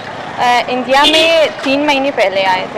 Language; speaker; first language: Hindi; non-native, fluent; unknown